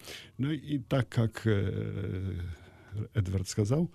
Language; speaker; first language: Ukrainian; non-native, learner; Polish